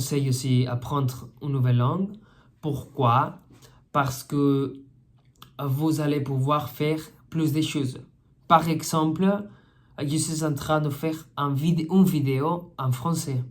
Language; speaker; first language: French; non-native, fluent; Spanish